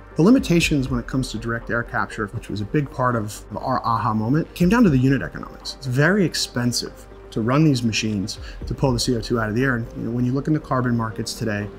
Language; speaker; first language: English; native; English